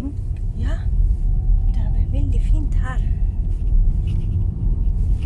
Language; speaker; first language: Norwegian; non-native, learner; Filipino